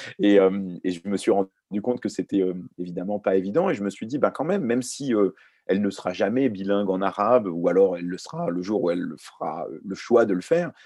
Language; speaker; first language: French; early bilingual, other home language; Arabic